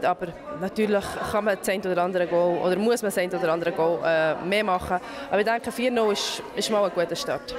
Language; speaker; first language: German; native; German